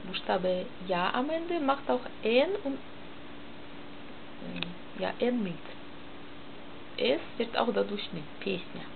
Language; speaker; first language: German; non-native, learner; Russian